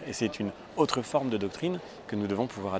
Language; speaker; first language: French; native; French